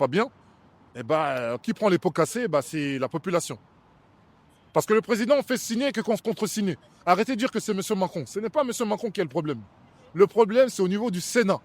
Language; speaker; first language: French; native; French